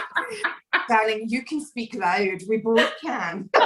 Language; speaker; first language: English; native; English